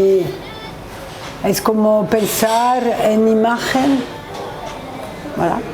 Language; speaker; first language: Spanish; non-native, learner; French